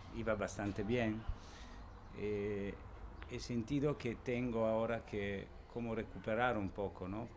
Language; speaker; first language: Spanish; non-native, learner; Italian